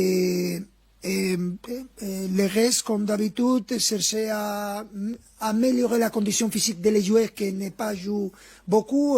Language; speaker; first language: French; non-native, fluent; Spanish